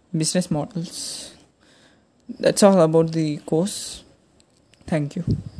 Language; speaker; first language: English; non-native, local second language; Telugu